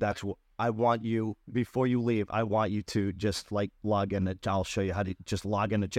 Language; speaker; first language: English; native; English